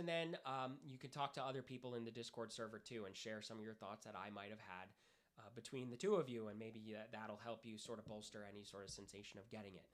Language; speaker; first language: English; native; English